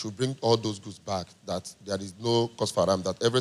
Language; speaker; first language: English; non-native, local second language; Igbo